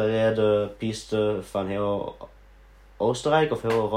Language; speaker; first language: Dutch; early bilingual, heritage; Dutch